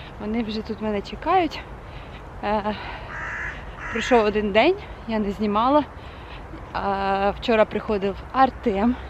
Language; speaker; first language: Ukrainian; native; Ukrainian